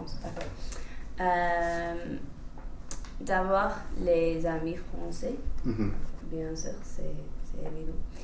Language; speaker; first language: French; non-native, fluent; English